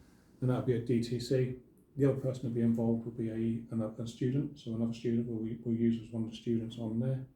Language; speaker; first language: English; native; English